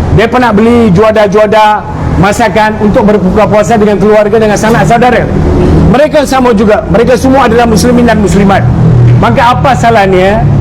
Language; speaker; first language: Malay; native; Malay